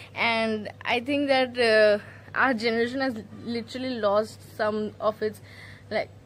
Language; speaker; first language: English; non-native, local second language; Bangla